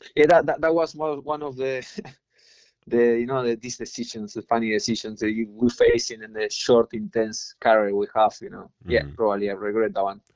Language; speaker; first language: English; non-native, fluent; Spanish